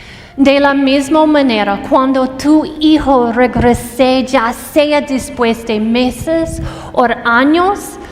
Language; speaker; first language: Spanish; non-native, fluent; English